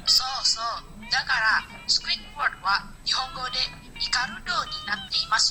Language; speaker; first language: Japanese; non-native, learner; Indonesian